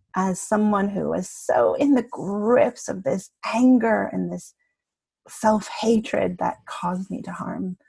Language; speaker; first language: English; native; English